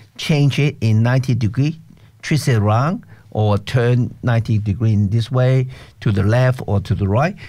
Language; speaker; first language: English; non-native, local second language; Cantonese